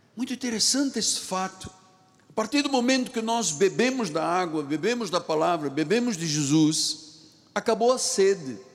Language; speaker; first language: Portuguese; non-native, local second language; Tsonga